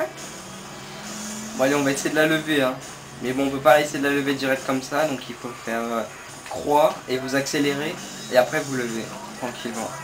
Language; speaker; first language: French; native; French